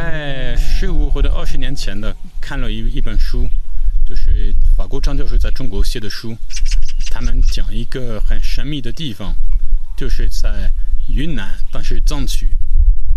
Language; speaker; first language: Chinese; non-native, fluent; French